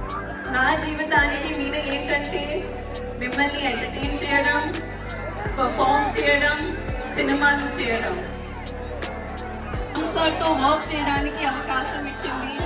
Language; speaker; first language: Telugu; non-native, learner; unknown